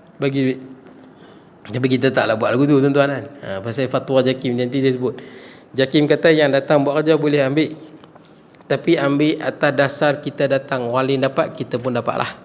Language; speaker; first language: Malay; native; Malay